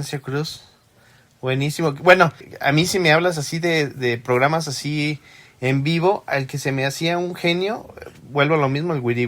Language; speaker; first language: Spanish; native; Spanish